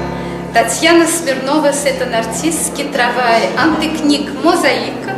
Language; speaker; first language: French; non-native, fluent; Russian